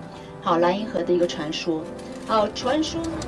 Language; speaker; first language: Chinese; native; Chinese